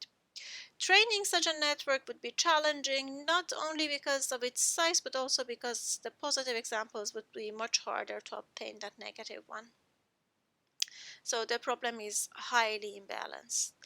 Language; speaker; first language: English; non-native, fluent; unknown